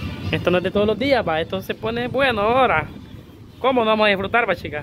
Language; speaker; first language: Spanish; native; Spanish